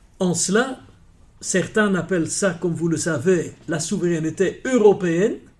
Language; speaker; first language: French; non-native, local second language; Dutch